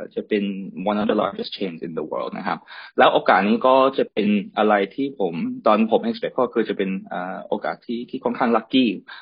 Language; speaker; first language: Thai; early bilingual, heritage; Thai